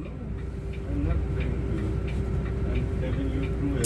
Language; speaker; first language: English; non-native, learner; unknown